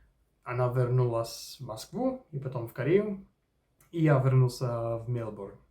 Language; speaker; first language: Russian; non-native, fluent; English